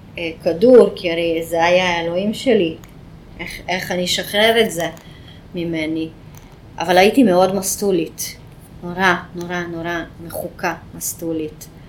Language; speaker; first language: Hebrew; non-native, fluent; Hungarian